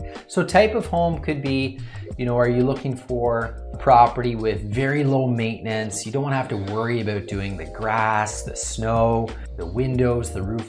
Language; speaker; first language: English; native; English